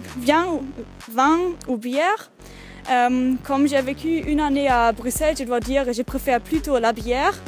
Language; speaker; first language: French; non-native, learner; German